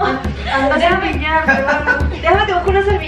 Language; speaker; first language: Spanish; native; Spanish